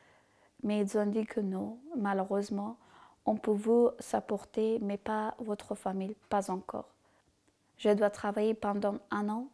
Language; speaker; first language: French; non-native, learner; Persian